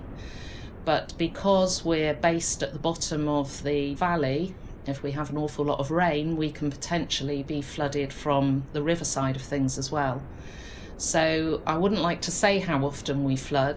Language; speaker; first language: English; native; English